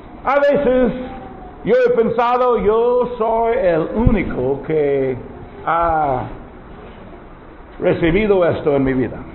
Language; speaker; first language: Spanish; non-native, learner; English